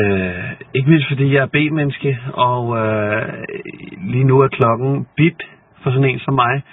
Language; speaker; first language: Danish; native; Danish